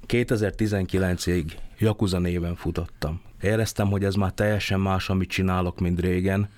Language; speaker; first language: Hungarian; early bilingual, other home language; Vietnamese